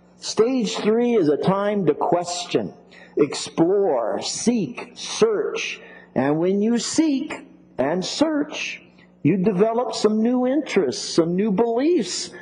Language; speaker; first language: English; native; English